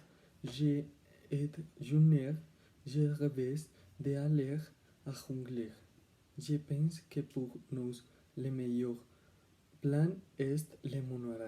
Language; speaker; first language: French; non-native, learner; Spanish